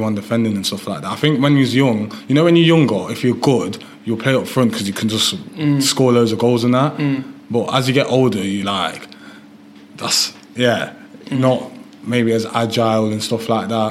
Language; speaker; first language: English; early bilingual, other home language; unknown